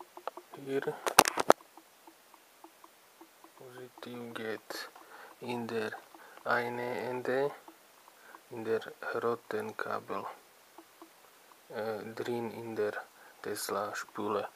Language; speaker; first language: German; non-native, learner; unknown